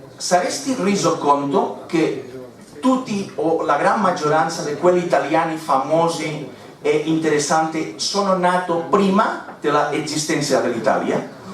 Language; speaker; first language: Italian; non-native, fluent; Catalan